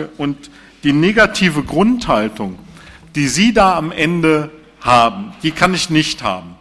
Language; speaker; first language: German; native; German